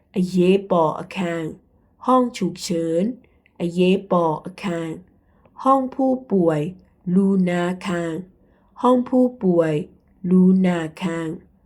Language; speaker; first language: Thai; native; Thai